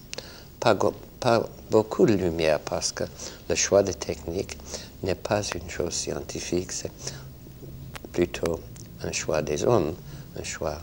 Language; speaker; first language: French; non-native, fluent; English